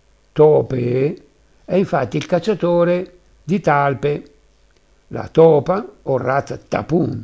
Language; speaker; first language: Italian; native; Italian